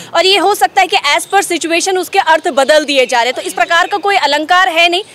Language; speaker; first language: Hindi; native; Hindi